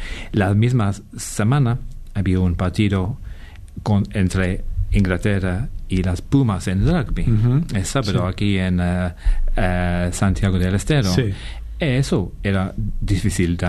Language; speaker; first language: Spanish; non-native, fluent; English